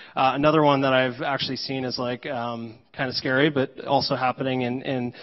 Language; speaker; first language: English; native; English